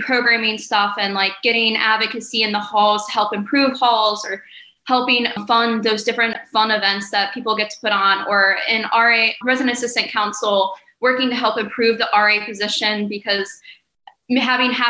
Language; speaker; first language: English; native; English